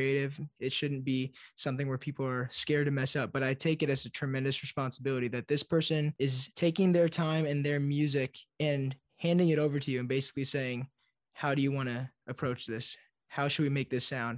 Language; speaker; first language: English; native; English